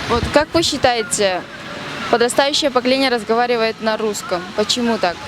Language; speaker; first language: Russian; non-native, local second language; Tuvinian